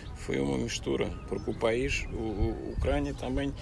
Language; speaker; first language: Portuguese; non-native, fluent; Russian